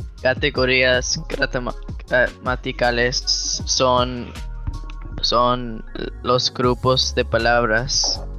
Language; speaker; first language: Spanish; early bilingual, heritage; Spanish